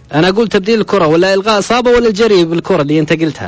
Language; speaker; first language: Arabic; native; Arabic